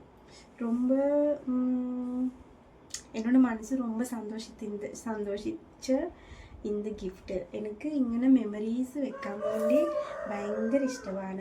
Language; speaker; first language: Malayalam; non-native, learner; Tamil